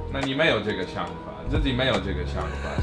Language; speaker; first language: Chinese; non-native, fluent; English